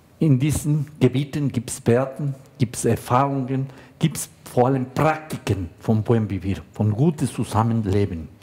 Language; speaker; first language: German; non-native, fluent; Spanish